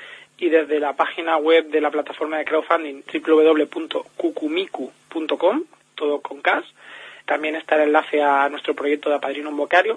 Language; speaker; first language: Spanish; native; Spanish